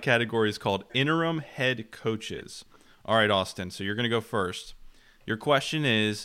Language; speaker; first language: English; native; English